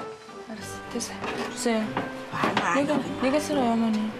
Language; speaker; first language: Korean; non-native, learner; Uzbek